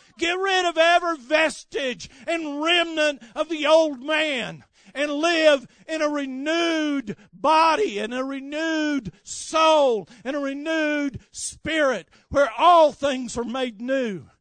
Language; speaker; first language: English; native; English